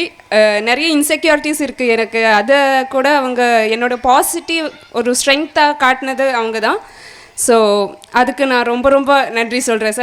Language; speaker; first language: Tamil; non-native, learner; Malayalam